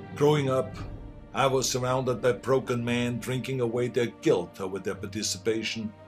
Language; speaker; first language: English; non-native, fluent; German